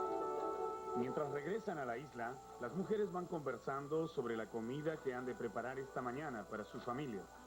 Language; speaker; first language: Spanish; native; Spanish